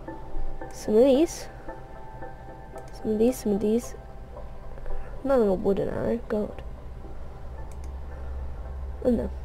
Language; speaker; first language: English; native; English